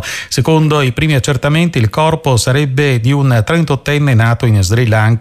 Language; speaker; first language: Italian; native; Italian